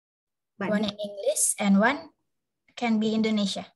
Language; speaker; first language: English; non-native, learner; Indonesian